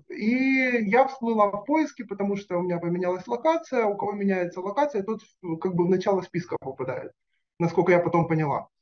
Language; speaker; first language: Russian; native; Russian